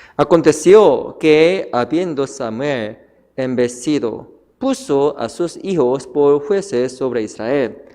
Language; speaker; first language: Spanish; non-native, learner; Korean